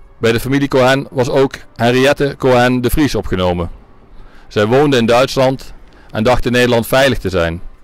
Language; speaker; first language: Dutch; native; Dutch